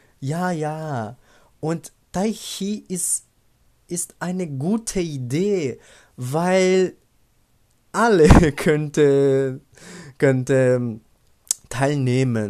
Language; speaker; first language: German; non-native, learner; Portuguese